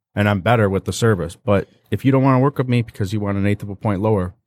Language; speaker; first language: English; native; English